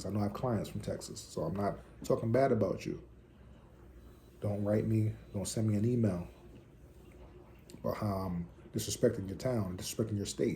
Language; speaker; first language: English; native; English